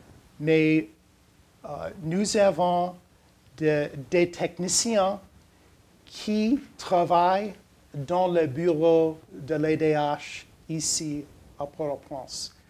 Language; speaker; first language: French; non-native, learner; English